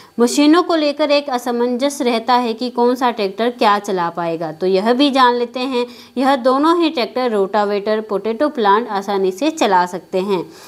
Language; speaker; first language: Hindi; native; Hindi